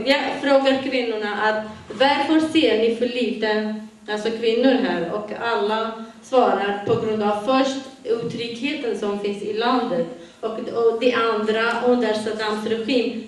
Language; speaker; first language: Swedish; non-native, fluent; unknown